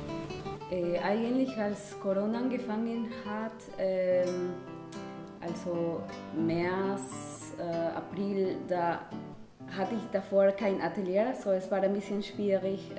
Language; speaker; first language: German; non-native, fluent; Spanish